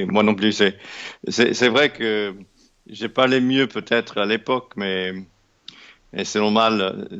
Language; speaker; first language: French; non-native, fluent; English